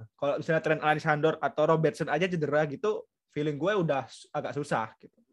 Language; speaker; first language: Indonesian; native; Indonesian